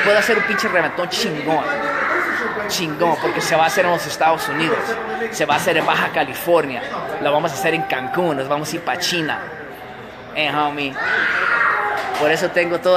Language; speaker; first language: Spanish; early bilingual, other home language; English